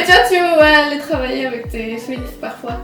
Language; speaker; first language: French; non-native, fluent; Spanish